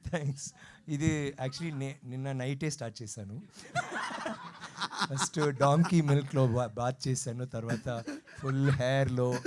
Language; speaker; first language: Telugu; non-native, learner; Tamil